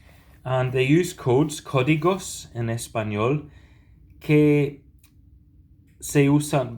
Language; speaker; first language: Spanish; non-native, fluent; English